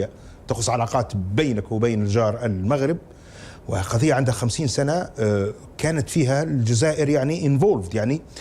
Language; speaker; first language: Arabic; native; Arabic